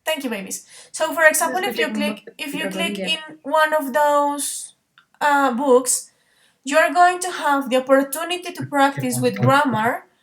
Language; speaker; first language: English; non-native, fluent; Spanish